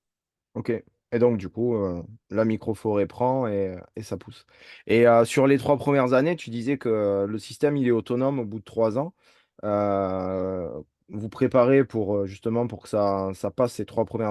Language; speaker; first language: French; native; French